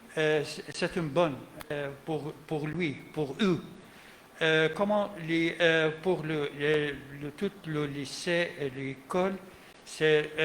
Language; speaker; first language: French; non-native, learner; Arabic